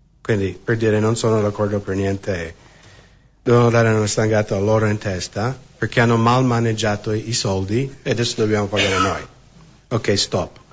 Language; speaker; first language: Italian; non-native, fluent; English